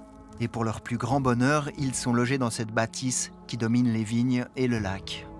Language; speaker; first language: French; native; French